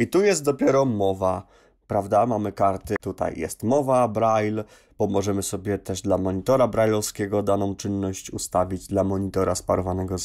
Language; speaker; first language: Polish; native; Polish